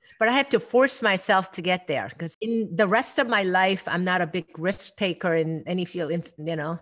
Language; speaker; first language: English; non-native, fluent; Korean